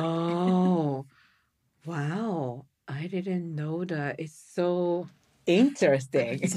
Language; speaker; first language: English; non-native, learner; Japanese